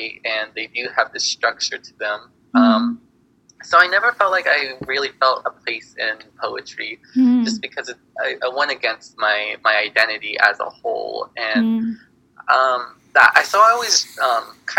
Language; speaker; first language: English; native; English